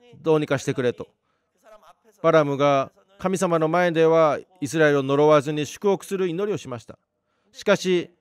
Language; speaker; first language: Japanese; non-native, fluent; Korean